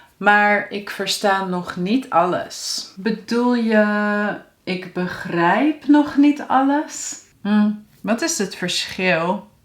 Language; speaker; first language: Dutch; native; Dutch